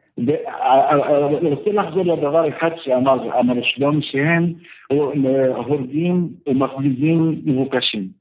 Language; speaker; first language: Hebrew; non-native, fluent; Arabic